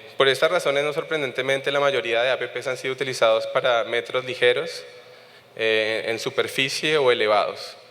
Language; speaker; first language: Spanish; native; Spanish